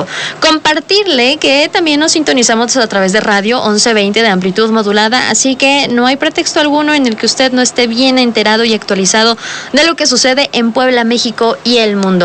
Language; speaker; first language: Spanish; native; Spanish